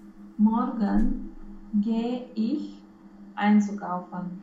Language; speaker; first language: German; non-native, learner; Romanian